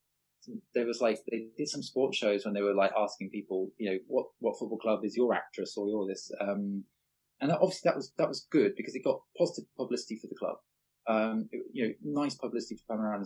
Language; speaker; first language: English; native; English